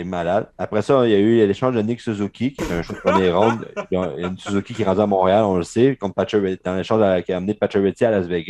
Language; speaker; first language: French; native; French